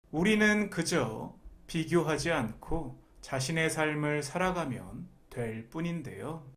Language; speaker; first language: Korean; native; Korean